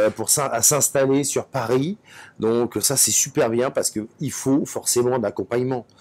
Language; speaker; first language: French; native; French